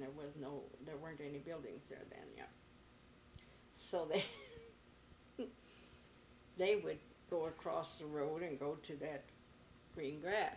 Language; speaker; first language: English; early bilingual, other home language; German